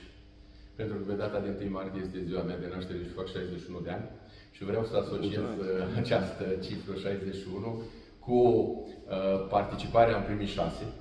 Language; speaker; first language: Romanian; native; Romanian